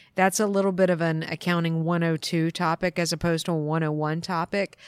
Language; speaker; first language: English; native; English